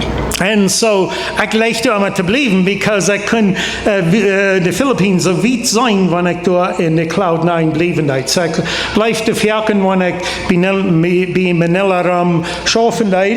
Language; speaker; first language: German; non-native, learner; Plautdietsch